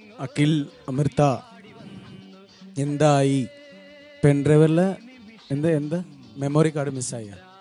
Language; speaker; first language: Malayalam; non-native, learner; Tamil